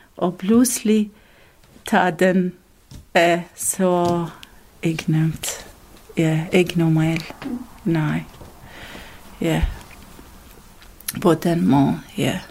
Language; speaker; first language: Danish; non-native, learner; Arabic